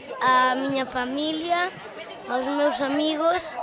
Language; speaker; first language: Galician; non-native, local second language; Spanish